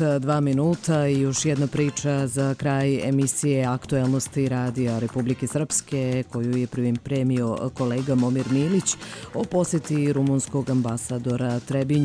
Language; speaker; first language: Croatian; native; Croatian